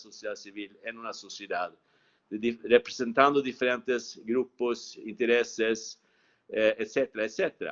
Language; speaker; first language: Spanish; non-native, fluent; Swedish